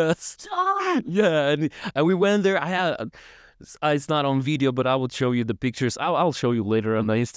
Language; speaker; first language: English; non-native, learner; Russian